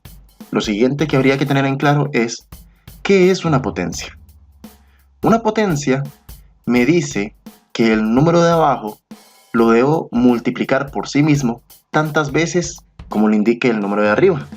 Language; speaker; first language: Spanish; native; Spanish